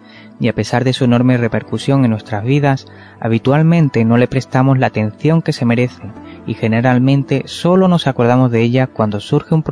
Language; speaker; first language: Spanish; native; Spanish